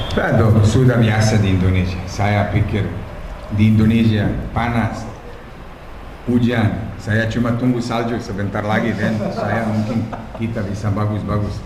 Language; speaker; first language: Indonesian; non-native, fluent; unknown